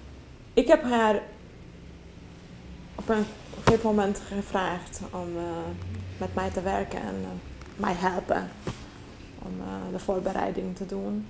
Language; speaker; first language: Dutch; non-native, fluent; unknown